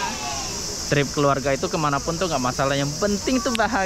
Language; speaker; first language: Indonesian; native; Indonesian